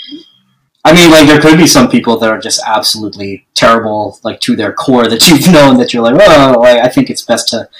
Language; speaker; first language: English; native; English